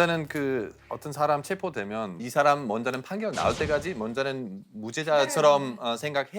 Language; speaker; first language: Korean; non-native, fluent; German